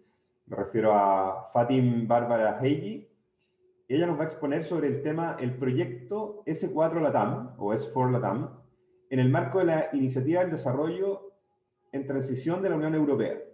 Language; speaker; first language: Spanish; native; Spanish